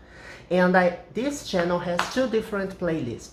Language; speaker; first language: English; non-native, fluent; Portuguese